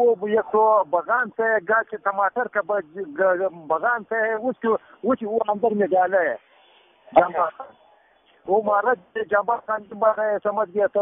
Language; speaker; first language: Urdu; non-native, fluent; Pashto